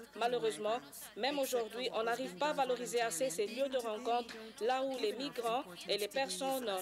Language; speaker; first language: French; non-native, local second language; Swahili